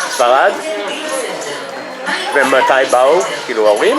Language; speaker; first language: Hebrew; non-native, fluent; English